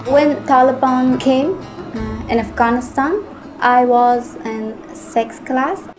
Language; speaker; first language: English; non-native, learner; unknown